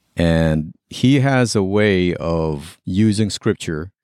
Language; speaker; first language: English; non-native, local second language; Pampanga